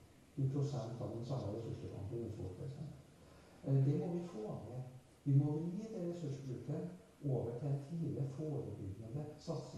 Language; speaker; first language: Norwegian; native; Norwegian